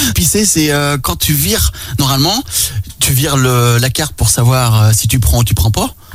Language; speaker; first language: French; native; French